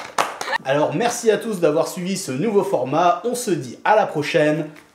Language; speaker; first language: French; native; French